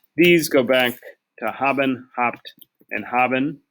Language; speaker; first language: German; non-native, fluent; English